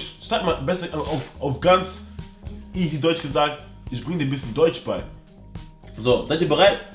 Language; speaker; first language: German; early bilingual, other home language; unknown